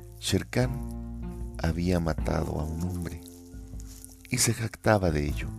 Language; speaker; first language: Spanish; native; Spanish